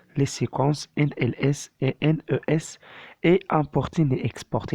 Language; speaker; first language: French; non-native, local second language; Arabic